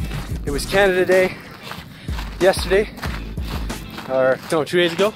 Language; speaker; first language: English; native; English